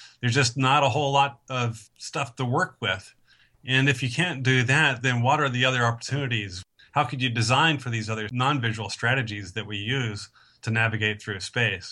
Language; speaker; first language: English; native; English